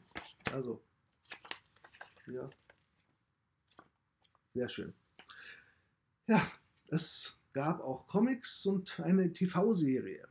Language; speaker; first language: German; native; German